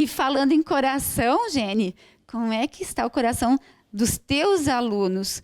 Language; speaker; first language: Portuguese; native; Portuguese